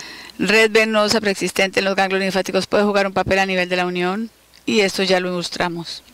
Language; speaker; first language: Spanish; native; Spanish